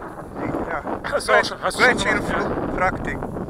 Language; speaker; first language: German; non-native, learner; Hungarian